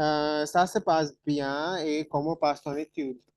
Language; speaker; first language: French; non-native, fluent; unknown